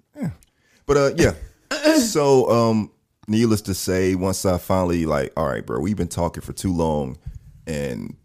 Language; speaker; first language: English; native; English